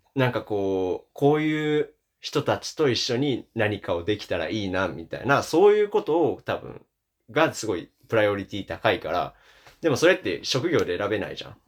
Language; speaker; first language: Japanese; early bilingual, other home language; German